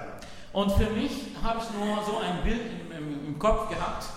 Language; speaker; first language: German; non-native, fluent; Arabic